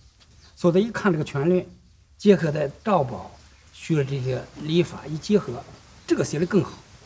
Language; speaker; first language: Chinese; native; Chinese